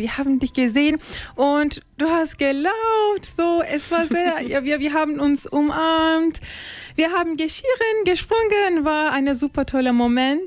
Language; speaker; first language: German; non-native, learner; Turkish